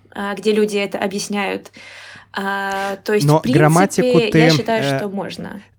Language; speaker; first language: Russian; native; Russian